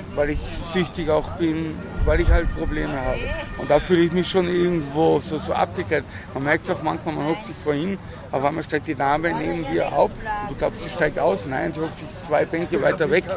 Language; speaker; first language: German; native; German